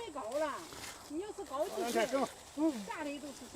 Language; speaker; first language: Chinese; native; Chinese